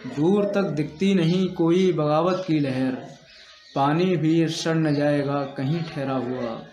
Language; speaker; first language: Hindi; native; Hindi